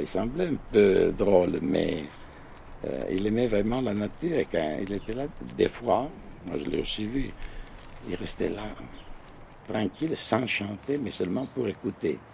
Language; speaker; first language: French; non-native, local second language; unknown